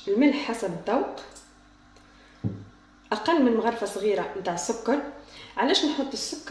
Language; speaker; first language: Arabic; native; Arabic